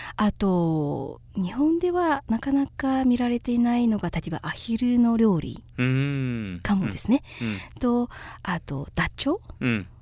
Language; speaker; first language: Japanese; non-native, fluent; Chinese